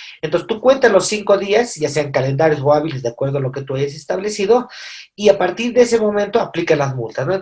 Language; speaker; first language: Spanish; native; Spanish